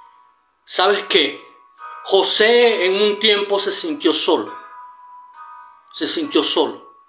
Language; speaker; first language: Spanish; native; Spanish